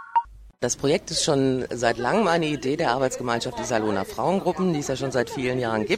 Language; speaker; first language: German; native; German